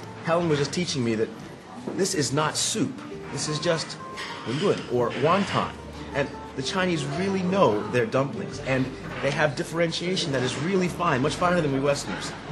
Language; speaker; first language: English; native; English